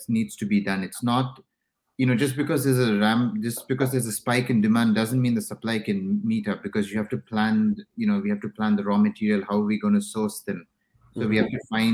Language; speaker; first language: English; non-native, local second language; Tamil